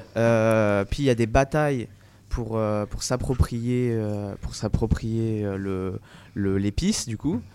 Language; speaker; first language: French; native; French